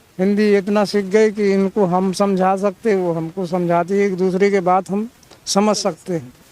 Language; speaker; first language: Hindi; native; Hindi